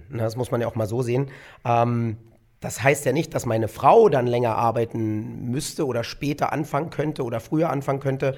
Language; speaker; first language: German; native; German